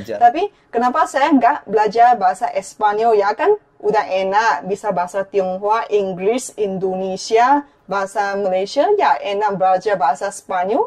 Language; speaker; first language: Indonesian; non-native, fluent; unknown